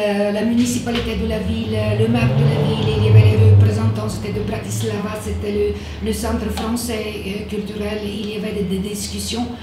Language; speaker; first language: French; non-native, fluent; Bulgarian